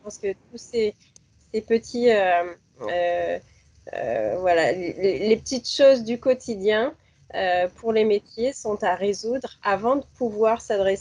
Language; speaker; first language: French; native; French